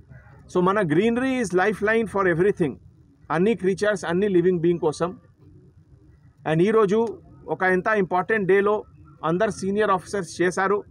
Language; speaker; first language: Telugu; non-native, fluent; Hindi